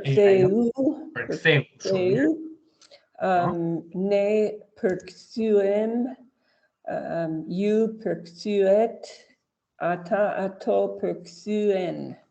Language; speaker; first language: Albanian; non-native, learner; English